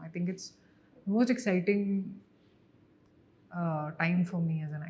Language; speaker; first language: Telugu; non-native, fluent; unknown